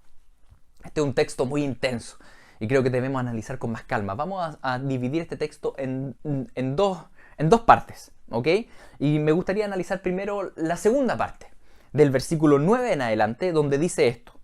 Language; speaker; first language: Spanish; native; Spanish